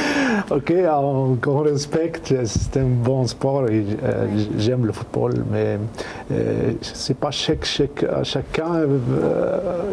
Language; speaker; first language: French; non-native, learner; Arabic